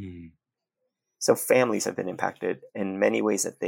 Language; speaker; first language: English; native; English